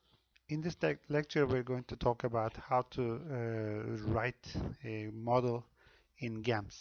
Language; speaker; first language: English; non-native, fluent; Turkish